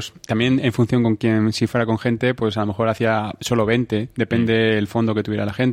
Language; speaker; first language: Spanish; native; Spanish